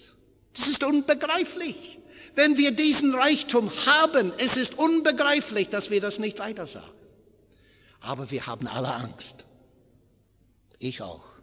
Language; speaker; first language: German; non-native, fluent; English